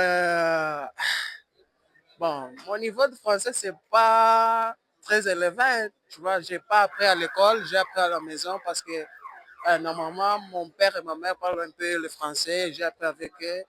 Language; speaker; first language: French; non-native, learner; Portuguese